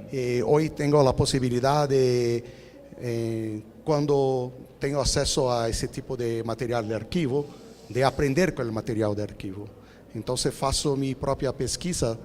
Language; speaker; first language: Spanish; non-native, fluent; Portuguese